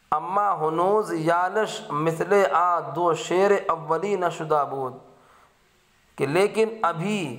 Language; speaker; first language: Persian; non-native, fluent; Urdu